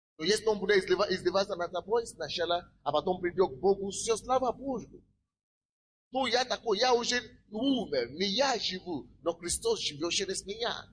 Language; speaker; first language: Russian; non-native, fluent; Yoruba